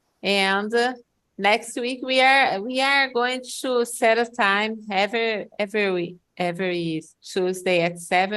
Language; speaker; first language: English; non-native, fluent; Portuguese